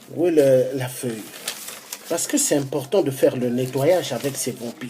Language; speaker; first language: French; non-native, local second language; Kongo